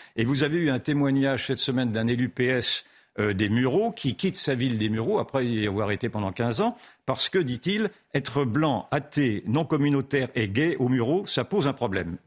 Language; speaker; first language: French; native; French